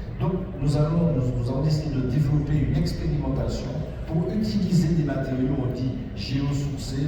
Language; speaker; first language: French; native; French